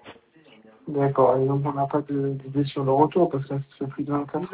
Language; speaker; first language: French; native; French